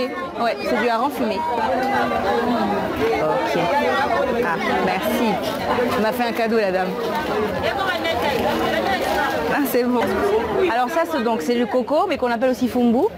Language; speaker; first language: French; native; French